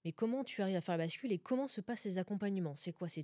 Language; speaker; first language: French; native; French